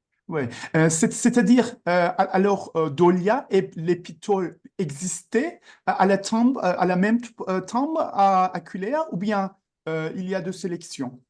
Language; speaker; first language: French; non-native, learner; Turkish